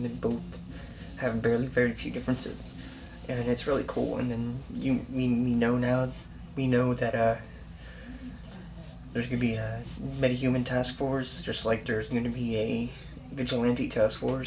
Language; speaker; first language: English; native; English